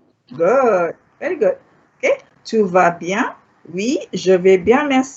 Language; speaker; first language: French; non-native, fluent; Malay